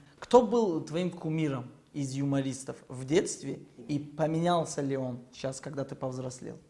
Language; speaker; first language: Russian; non-native, local second language; Tajik